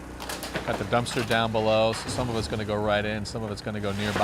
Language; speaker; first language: English; native; English